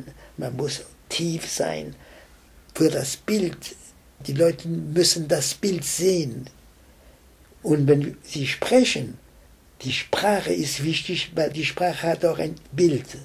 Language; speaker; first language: German; non-native, fluent; French